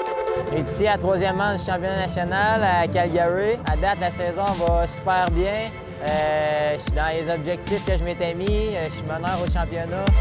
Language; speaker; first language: French; native; French